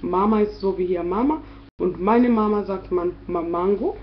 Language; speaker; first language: German; non-native, fluent; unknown